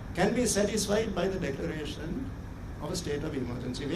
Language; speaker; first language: English; non-native, local second language; Sinhala